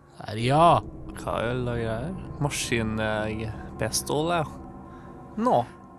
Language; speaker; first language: Norwegian; native; Norwegian